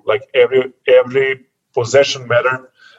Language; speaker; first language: English; non-native, learner; Serbian